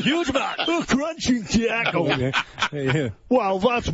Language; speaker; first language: English; native; English